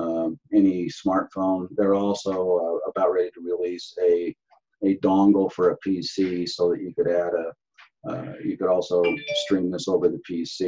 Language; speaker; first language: English; native; English